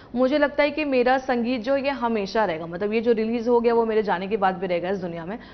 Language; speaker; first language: Hindi; native; Hindi